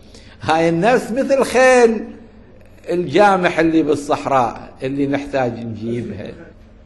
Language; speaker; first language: Arabic; native; Arabic